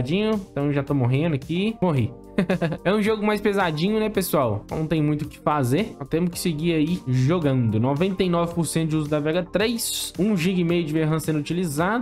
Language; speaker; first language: Portuguese; native; Portuguese